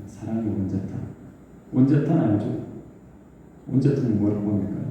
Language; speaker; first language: Korean; native; Korean